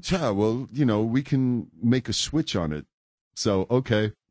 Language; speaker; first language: English; early bilingual, other home language; German